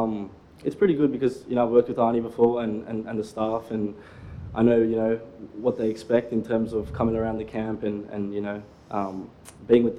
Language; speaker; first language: English; native; English